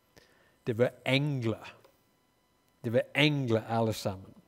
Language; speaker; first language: Danish; non-native, fluent; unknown